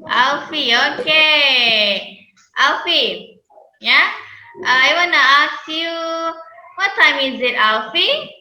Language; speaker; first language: English; non-native, fluent; Indonesian